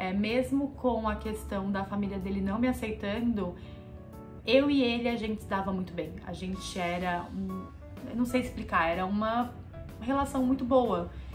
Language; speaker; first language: Portuguese; native; Portuguese